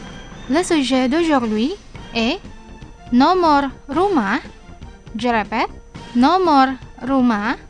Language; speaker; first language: French; non-native, fluent; Indonesian